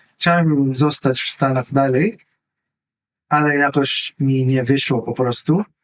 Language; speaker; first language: Polish; non-native, learner; Filipino